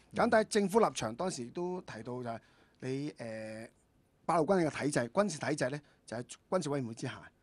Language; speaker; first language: Cantonese; native; Cantonese